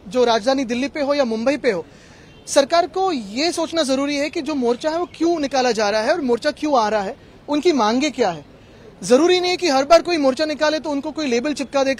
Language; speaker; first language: Hindi; non-native, local second language; Marathi